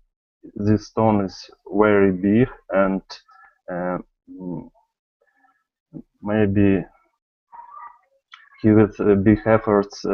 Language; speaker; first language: English; non-native, learner; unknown